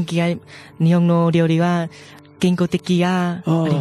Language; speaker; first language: Japanese; non-native, learner; Vietnamese